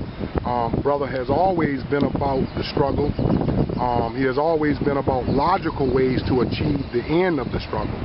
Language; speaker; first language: English; native; English